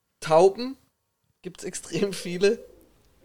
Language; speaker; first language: German; native; German